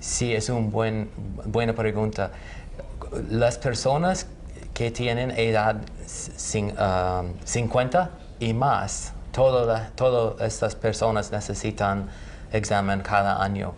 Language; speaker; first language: Spanish; non-native, learner; English